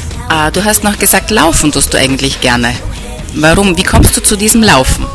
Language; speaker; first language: German; native; German